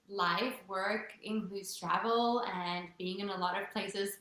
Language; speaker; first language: English; non-native, local second language; Afrikaans